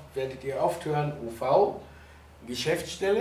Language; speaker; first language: German; native; German